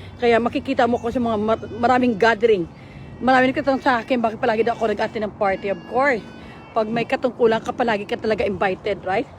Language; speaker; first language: Filipino; native; Filipino